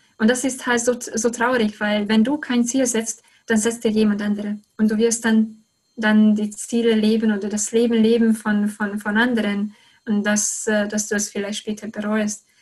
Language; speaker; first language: German; non-native, fluent; Hungarian